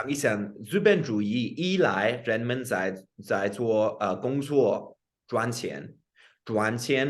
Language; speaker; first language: Chinese; non-native, fluent; English